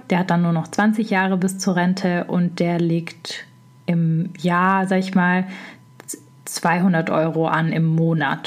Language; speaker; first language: German; native; German